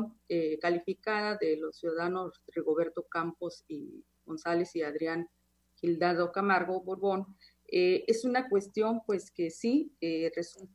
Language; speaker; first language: Spanish; native; Spanish